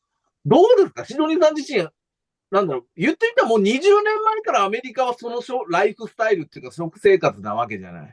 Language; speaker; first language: Japanese; native; Japanese